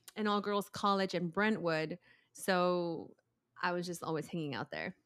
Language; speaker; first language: English; early bilingual, other home language; Spanish